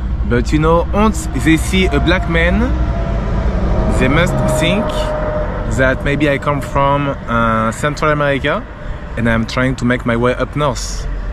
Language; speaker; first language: English; non-native, fluent; French